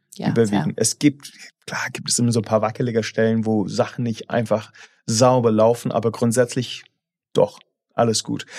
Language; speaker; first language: German; non-native, fluent; English